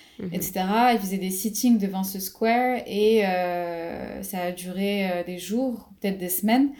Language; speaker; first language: French; non-native, local second language; Arabic